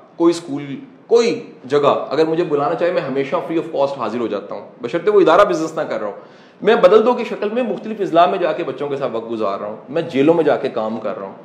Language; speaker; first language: Urdu; non-native, local second language; Punjabi